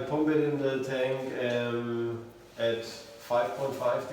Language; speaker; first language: English; non-native, learner; German